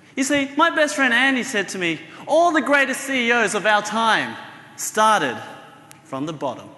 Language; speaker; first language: English; native; English